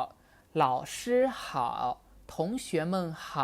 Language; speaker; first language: Chinese; non-native, fluent; Burmese